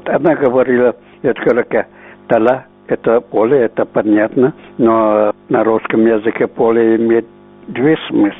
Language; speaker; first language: Russian; non-native, local second language; Uzbek